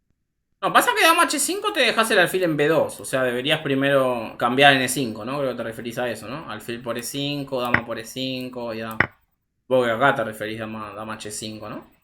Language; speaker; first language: Spanish; native; Spanish